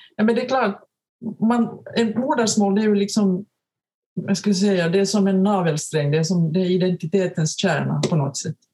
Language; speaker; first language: Swedish; native; Swedish